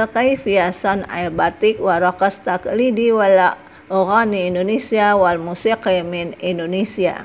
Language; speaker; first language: Arabic; non-native, fluent; Indonesian